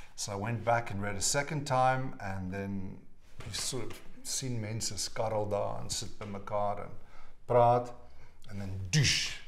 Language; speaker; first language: English; non-native, local second language; Afrikaans